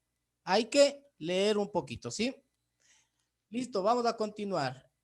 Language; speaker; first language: Spanish; native; Spanish